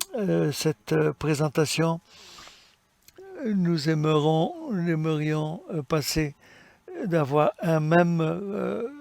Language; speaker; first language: French; non-native, fluent; English